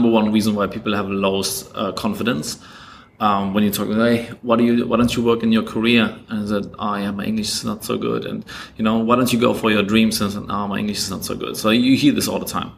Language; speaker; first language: English; non-native, fluent; German